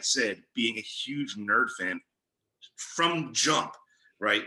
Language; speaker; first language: English; native; English